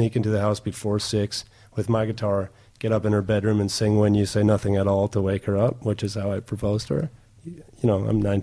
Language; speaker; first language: English; non-native, fluent; German